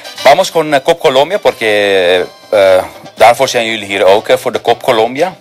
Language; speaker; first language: Dutch; non-native, fluent; Spanish